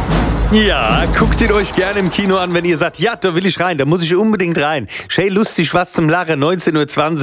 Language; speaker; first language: German; native; German